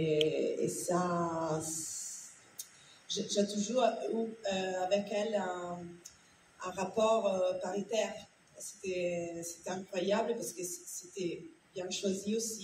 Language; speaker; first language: French; non-native, learner; Italian